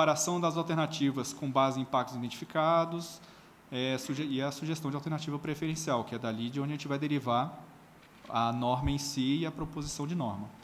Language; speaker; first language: Portuguese; native; Portuguese